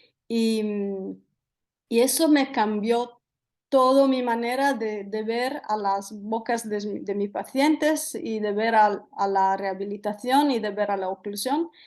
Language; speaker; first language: Spanish; non-native, fluent; Italian